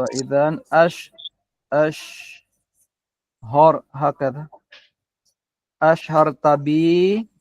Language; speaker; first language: Arabic; non-native, fluent; Filipino